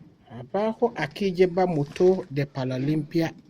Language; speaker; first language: Spanish; non-native, learner; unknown